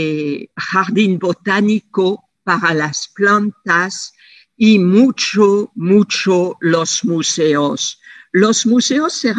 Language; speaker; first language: Spanish; non-native, fluent; French